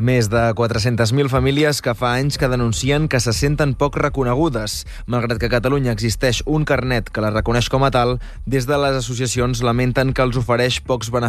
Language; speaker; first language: Catalan; native; Catalan